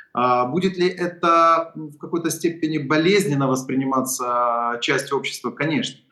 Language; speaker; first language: Russian; non-native, local second language; Ukrainian